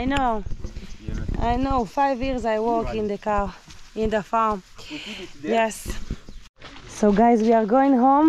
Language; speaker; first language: English; non-native, learner; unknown